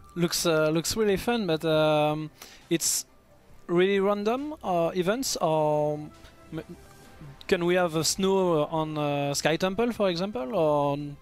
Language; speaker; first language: English; non-native, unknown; French